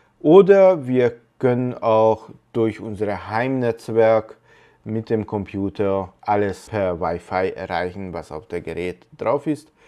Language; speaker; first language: German; non-native, fluent; Hungarian